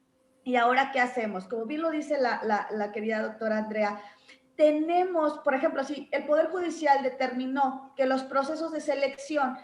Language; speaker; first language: Spanish; native; Spanish